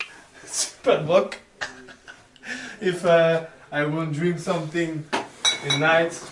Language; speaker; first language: English; non-native, learner; French